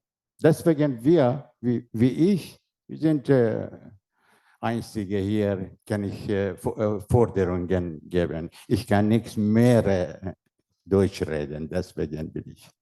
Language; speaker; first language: German; non-native, learner; Persian